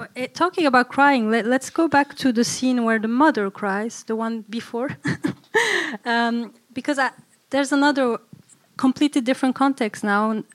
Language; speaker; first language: English; early bilingual, other home language; Turkish